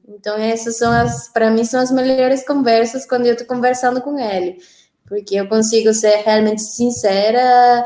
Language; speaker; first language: Portuguese; non-native, fluent; Spanish